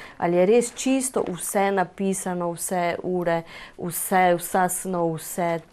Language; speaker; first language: Slovenian; native; Slovenian